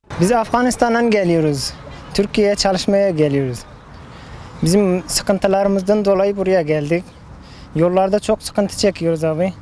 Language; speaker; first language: Turkish; non-native, fluent; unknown